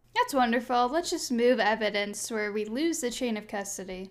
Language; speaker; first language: English; native; English